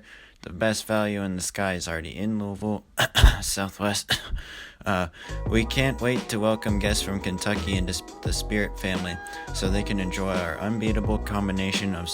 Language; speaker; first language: English; native; English